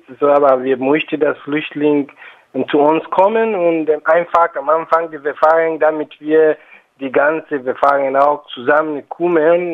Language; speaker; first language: German; non-native, fluent; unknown